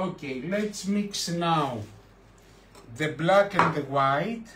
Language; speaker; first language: English; non-native, fluent; Greek